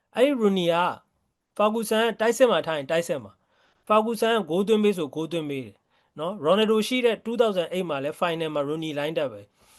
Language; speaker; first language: Burmese; native; Burmese